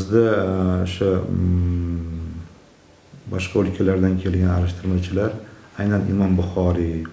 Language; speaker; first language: Turkish; non-native, learner; Uzbek